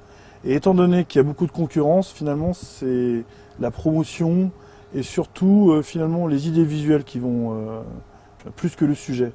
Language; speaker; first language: French; native; French